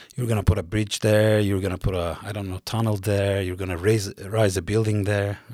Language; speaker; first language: English; non-native, fluent; Turkish